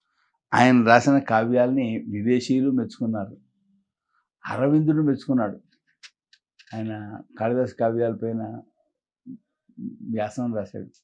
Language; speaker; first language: Telugu; native; Telugu